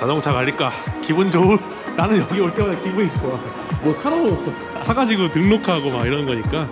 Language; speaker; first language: Korean; native; Korean